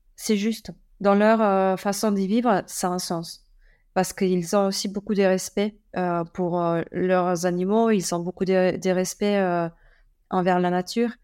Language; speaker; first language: French; early bilingual, other home language; German